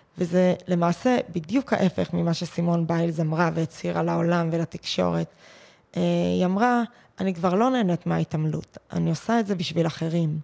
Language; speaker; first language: Hebrew; native; Hebrew